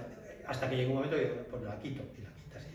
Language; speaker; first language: Spanish; native; Spanish